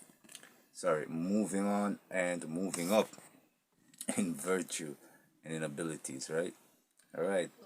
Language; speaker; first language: English; native; English